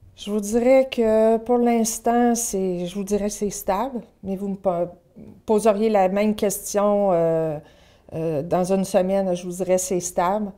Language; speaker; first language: French; native; French